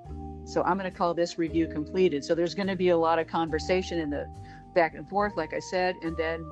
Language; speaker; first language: English; native; English